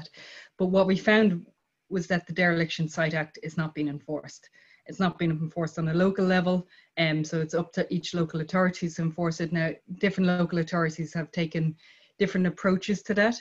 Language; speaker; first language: English; native; English